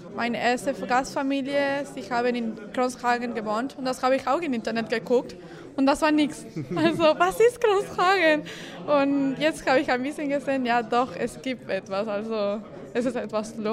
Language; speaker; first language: German; non-native, fluent; Spanish